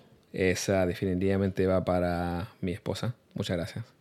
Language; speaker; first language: Spanish; early bilingual, heritage; Spanish